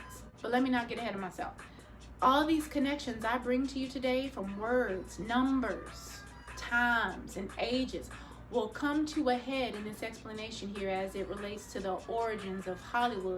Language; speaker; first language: English; native; English